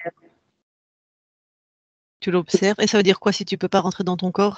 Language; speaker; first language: French; native; French